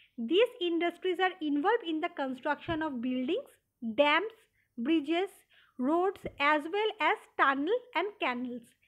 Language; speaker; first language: English; non-native, local second language; Bangla